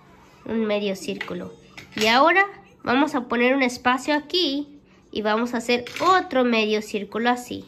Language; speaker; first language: Spanish; early bilingual, heritage; Spanish